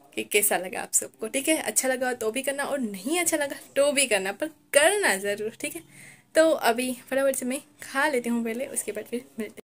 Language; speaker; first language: Hindi; non-native, local second language; Gujarati